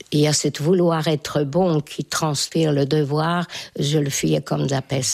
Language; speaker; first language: French; non-native, fluent; Hungarian